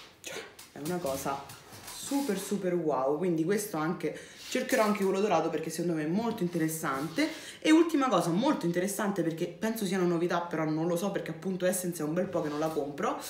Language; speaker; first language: Italian; native; Italian